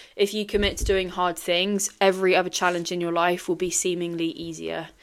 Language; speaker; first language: English; native; English